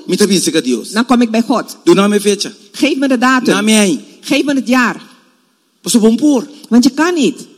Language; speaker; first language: Dutch; non-native, local second language; Papiamento